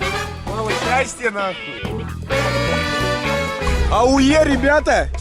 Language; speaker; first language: Russian; native; Russian